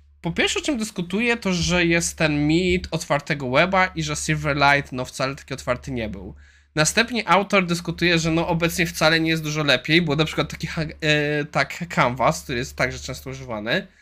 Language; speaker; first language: Polish; native; Polish